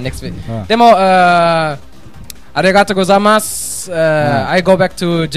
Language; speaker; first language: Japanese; non-native, learner; German